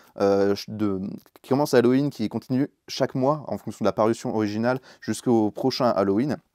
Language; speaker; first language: French; native; French